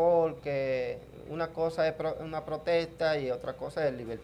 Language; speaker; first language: Spanish; native; Spanish